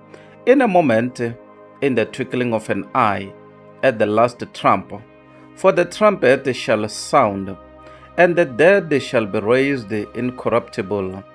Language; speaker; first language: English; non-native, local second language; Tsonga